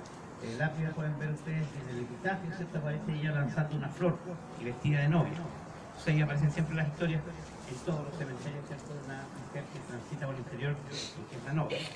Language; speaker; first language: Spanish; native; Spanish